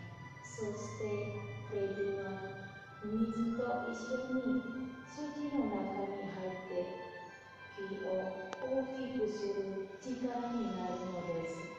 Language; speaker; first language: Japanese; non-native, learner; Indonesian